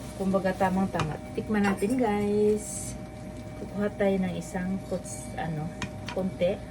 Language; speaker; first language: Filipino; non-native, local second language; Cebuano